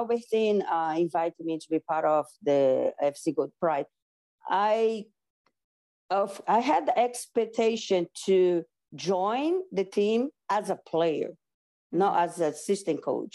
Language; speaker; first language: English; non-native, fluent; Portuguese